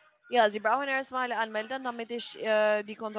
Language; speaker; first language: German; non-native, fluent; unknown